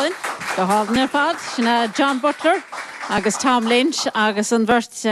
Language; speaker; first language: Irish; native; Irish